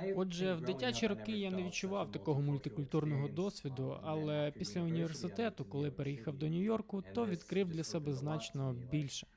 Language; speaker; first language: Ukrainian; non-native, fluent; English